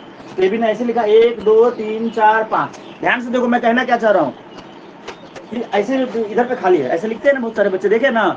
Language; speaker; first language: Hindi; native; Hindi